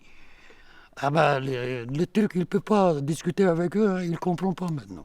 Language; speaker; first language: French; non-native, learner; Kurdish